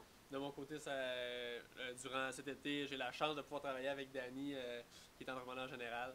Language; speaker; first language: French; native; French